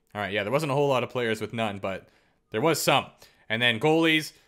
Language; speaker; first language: English; native; English